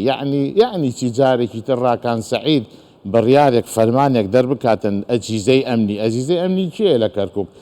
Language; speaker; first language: Central Kurdish; non-native, local second language; Azerbaijani